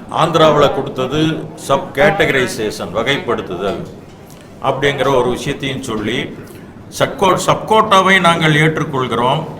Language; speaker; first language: Tamil; native; Tamil